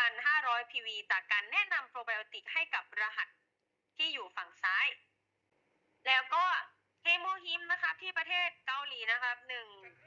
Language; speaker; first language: Thai; native; Thai